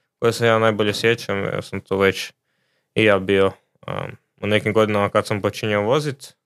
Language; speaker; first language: Croatian; native; Croatian